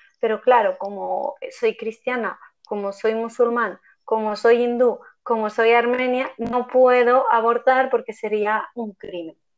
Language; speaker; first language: Spanish; non-native, fluent; Armenian